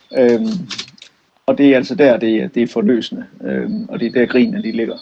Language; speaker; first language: Danish; native; Danish